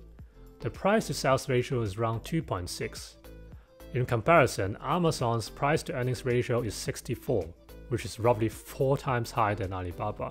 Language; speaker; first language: English; non-native, local second language; Cantonese